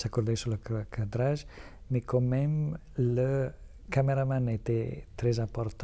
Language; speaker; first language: French; non-native, fluent; Italian